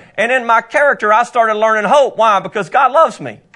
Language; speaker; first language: English; native; English